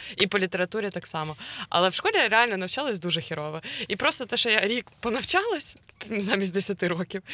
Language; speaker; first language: Ukrainian; non-native, local second language; Russian